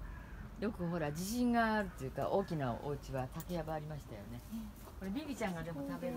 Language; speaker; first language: Japanese; native; Japanese